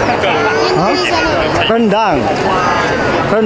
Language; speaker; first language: Japanese; non-native, learner; Indonesian